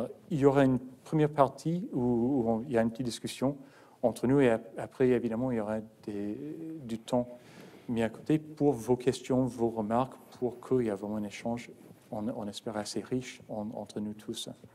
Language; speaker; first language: French; non-native, fluent; English